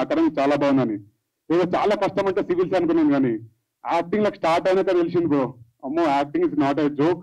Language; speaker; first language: Telugu; native; Telugu